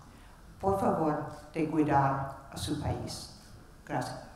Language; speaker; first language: Spanish; non-native, learner; English